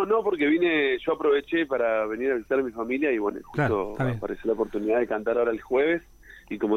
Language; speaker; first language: Spanish; native; Spanish